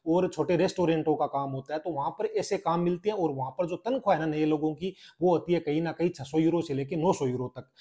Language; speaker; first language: Hindi; native; Hindi